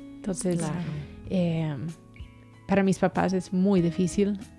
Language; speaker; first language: Spanish; non-native, fluent; English